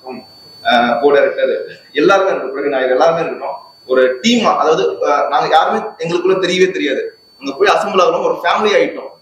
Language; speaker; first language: Tamil; native; Tamil